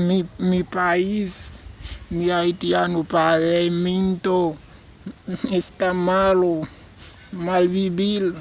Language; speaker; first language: Spanish; non-native, learner; Haitian Creole